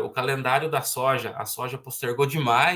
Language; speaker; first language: Portuguese; native; Portuguese